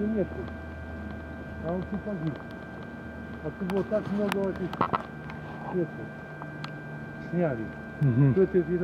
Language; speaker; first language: Russian; non-native, learner; Polish